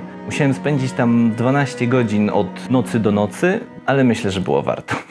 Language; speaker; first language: Polish; native; Polish